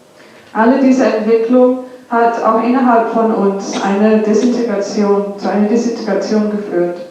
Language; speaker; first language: German; non-native, fluent; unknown